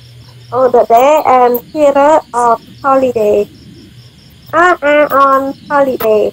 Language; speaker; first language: English; non-native, learner; Khmer